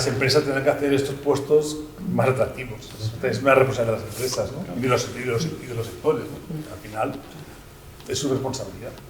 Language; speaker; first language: Spanish; native; Spanish